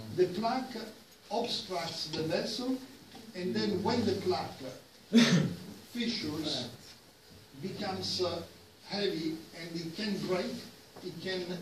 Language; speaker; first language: English; non-native, fluent; Italian